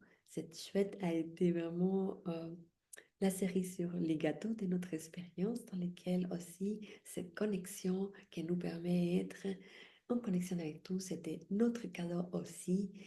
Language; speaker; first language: French; non-native, fluent; Spanish